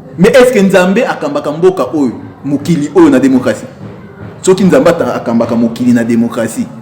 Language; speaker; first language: Lingala; non-native, local second language; Kongo